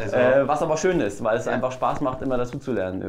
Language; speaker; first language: German; native; German